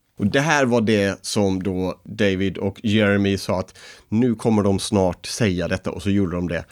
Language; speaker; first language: Swedish; native; Swedish